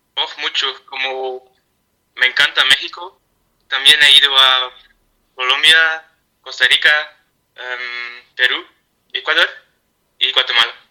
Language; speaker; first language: Spanish; non-native, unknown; Dutch